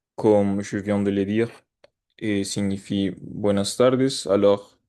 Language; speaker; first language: French; non-native, fluent; Spanish